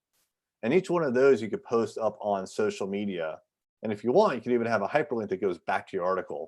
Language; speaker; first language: English; native; English